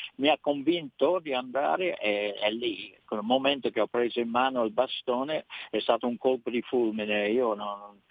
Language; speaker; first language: Italian; non-native, fluent; English